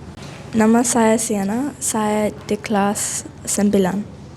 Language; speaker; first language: Indonesian; non-native, learner; English